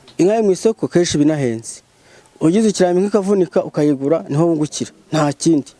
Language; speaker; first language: Kinyarwanda; native; Kinyarwanda